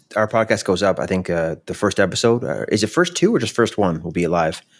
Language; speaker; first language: English; native; English